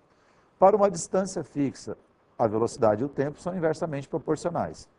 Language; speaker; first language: Portuguese; native; Portuguese